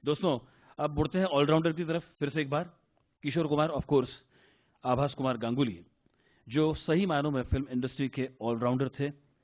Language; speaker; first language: Hindi; non-native, local second language; Marathi